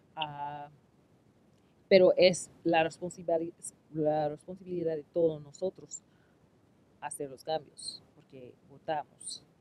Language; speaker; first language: Spanish; non-native, learner; English